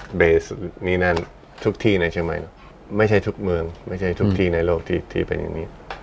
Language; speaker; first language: Thai; non-native, fluent; English